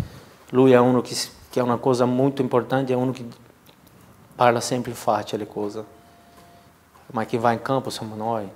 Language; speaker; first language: Italian; non-native, learner; Portuguese